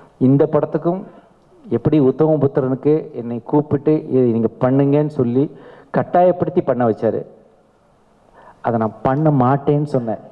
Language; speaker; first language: Tamil; native; Tamil